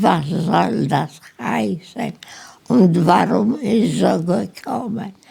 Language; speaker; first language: German; non-native, learner; Polish